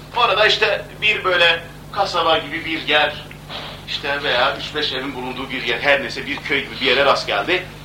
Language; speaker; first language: Turkish; non-native, local second language; Kurdish